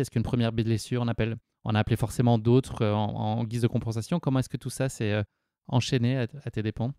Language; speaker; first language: French; native; French